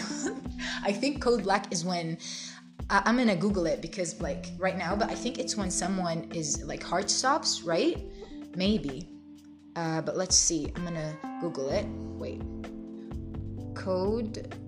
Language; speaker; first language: English; non-native, fluent; Arabic